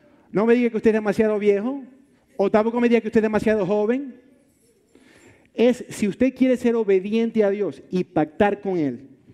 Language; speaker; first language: Spanish; early bilingual, heritage; Spanish